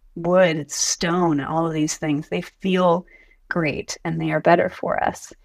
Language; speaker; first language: English; native; English